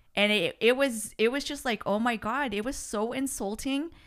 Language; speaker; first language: English; early bilingual, other home language; Spanish